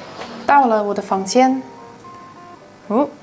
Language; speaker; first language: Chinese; non-native, fluent; English